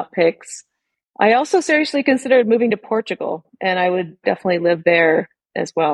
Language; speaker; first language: English; native; English